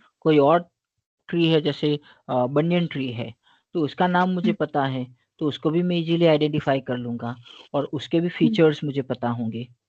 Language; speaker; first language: Hindi; non-native, local second language; Gujarati